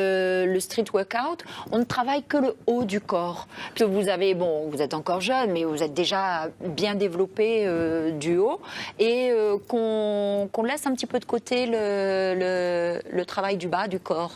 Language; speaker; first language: French; native; French